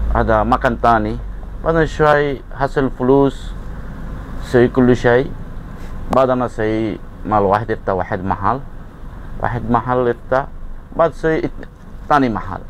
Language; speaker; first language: Arabic; non-native, learner; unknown